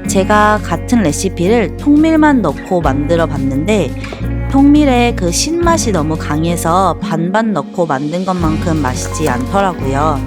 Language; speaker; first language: Korean; native; Korean